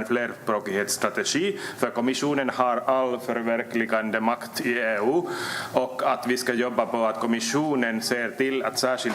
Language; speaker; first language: Swedish; native; Swedish